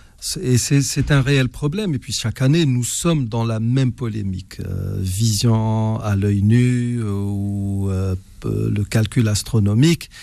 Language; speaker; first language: French; non-native, local second language; Arabic